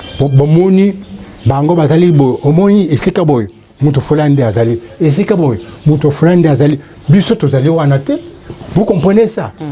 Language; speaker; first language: Lingala; non-native, local second language; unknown